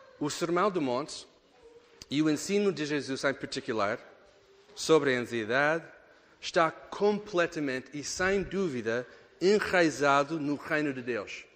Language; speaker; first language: Portuguese; non-native, fluent; English